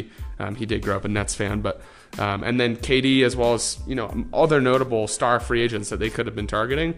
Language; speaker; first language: English; native; English